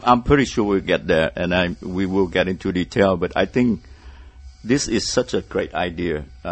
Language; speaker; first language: English; non-native, fluent; Vietnamese